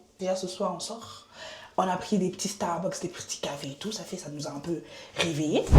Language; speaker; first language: French; native; French